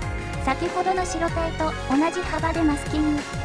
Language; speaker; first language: Japanese; native; Japanese